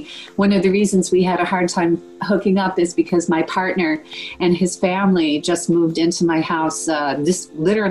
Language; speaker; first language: English; native; English